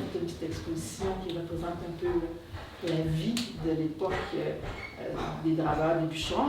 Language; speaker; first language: French; native; French